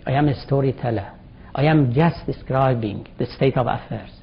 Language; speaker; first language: English; non-native, fluent; Persian